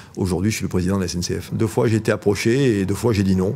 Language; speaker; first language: French; native; French